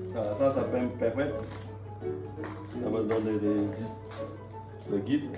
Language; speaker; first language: French; non-native, fluent; Vietnamese